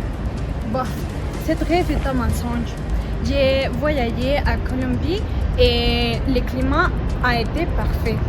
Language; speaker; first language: French; non-native, learner; Spanish